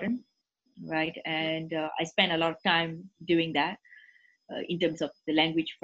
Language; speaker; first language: English; native; English